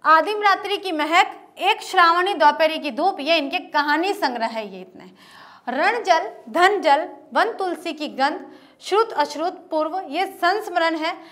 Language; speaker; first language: Hindi; native; Hindi